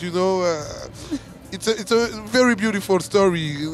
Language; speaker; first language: English; non-native, learner; French